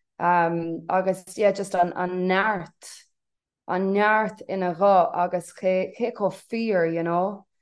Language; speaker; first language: Irish; non-native, local second language; English